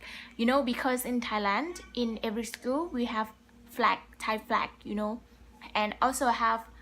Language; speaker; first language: English; non-native, learner; Thai